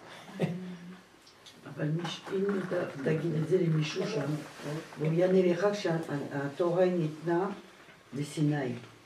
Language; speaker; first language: Hebrew; non-native, learner; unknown